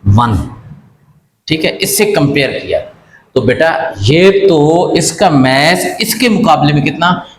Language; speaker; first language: Urdu; native; Urdu